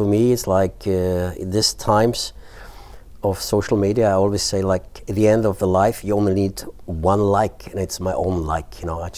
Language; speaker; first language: English; non-native, fluent; German